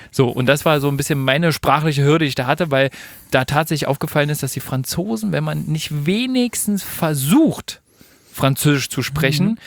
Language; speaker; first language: German; native; German